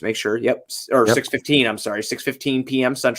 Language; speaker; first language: English; native; English